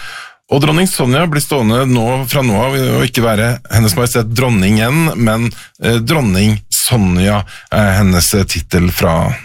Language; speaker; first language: Norwegian; native; Norwegian